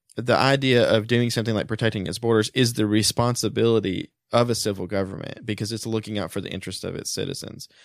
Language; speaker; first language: English; early bilingual, other home language; German